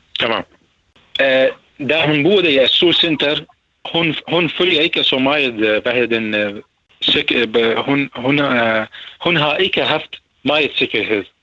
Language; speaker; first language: Danish; non-native, learner; Arabic